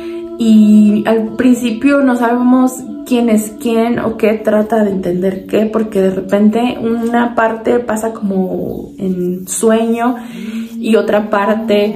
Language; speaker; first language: Spanish; native; Spanish